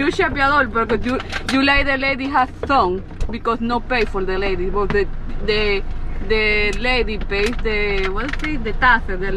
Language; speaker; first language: English; non-native, learner; Spanish